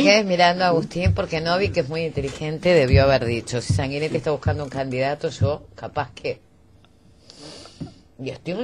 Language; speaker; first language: Spanish; native; Spanish